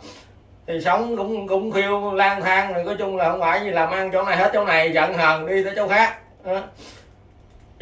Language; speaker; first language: Vietnamese; native; Vietnamese